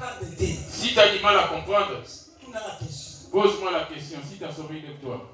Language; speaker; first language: French; non-native, local second language; Lingala